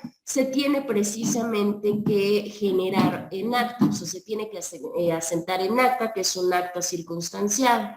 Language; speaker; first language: Spanish; native; Spanish